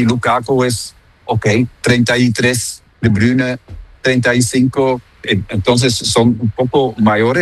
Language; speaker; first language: Spanish; non-native, fluent; Dutch